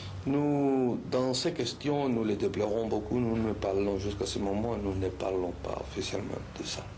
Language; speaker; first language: French; non-native, fluent; Spanish